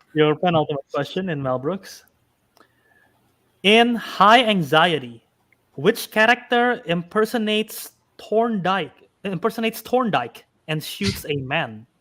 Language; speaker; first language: English; native; English